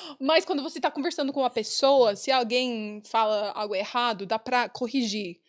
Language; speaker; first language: Portuguese; non-native, fluent; English